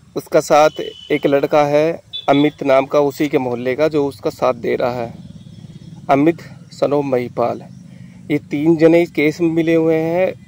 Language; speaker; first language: Hindi; native; Hindi